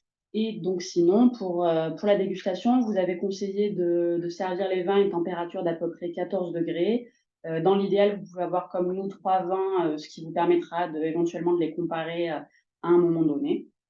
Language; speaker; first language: French; native; French